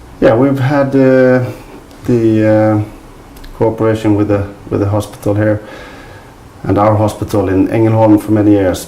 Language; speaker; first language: English; non-native, fluent; Swedish